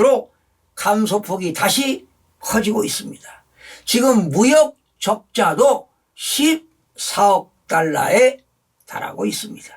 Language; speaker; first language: Korean; native; Korean